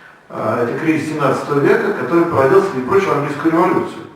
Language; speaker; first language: Russian; native; Russian